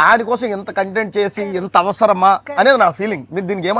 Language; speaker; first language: Telugu; native; Telugu